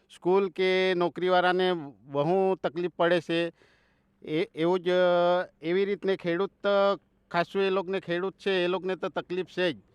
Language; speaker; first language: Gujarati; non-native, local second language; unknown